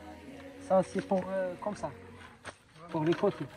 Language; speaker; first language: French; non-native, learner; Arabic